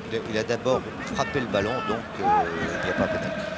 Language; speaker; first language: French; native; French